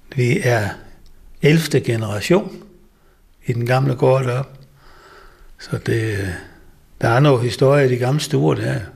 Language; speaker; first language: Danish; native; Danish